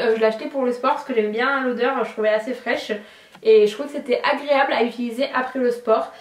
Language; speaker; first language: French; native; French